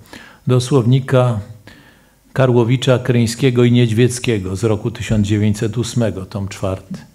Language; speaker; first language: Polish; native; Polish